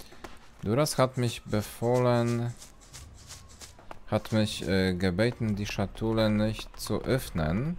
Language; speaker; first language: German; non-native, learner; Polish